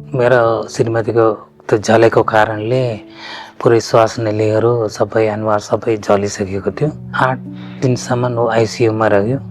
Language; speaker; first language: Nepali; non-native, fluent; Malayalam